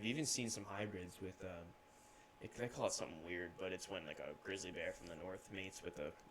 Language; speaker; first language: English; native; English